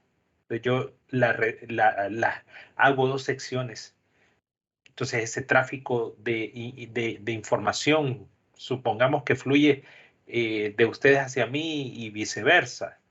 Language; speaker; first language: Spanish; native; Spanish